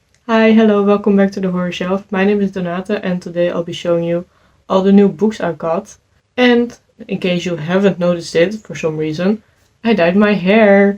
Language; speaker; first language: English; non-native, fluent; Dutch